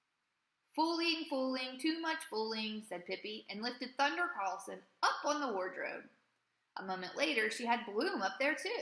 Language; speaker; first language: English; native; English